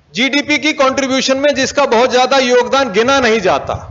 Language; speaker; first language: Hindi; native; Hindi